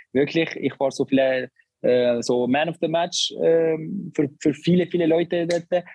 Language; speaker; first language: German; non-native, learner; Albanian